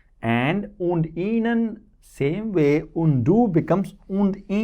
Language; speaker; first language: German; non-native, fluent; Hindi